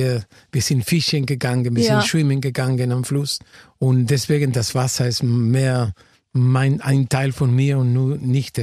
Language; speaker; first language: German; non-native, fluent; Spanish